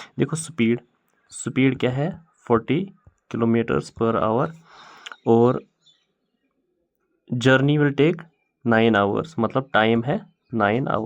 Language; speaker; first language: Hindi; non-native, local second language; Kashmiri